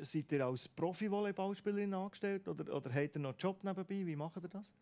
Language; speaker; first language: German; native; German